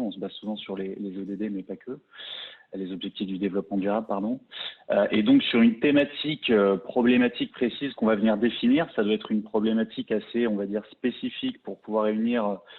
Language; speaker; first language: French; native; French